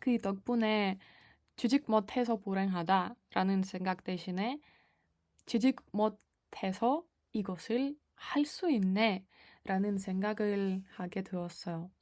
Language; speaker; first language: Korean; non-native, fluent; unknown